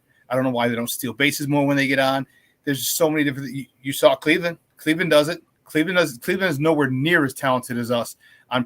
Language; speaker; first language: English; native; English